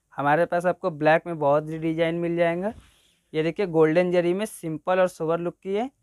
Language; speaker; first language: Hindi; native; Hindi